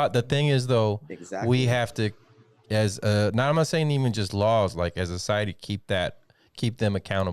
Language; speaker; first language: English; native; English